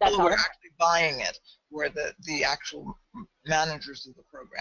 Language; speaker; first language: English; native; English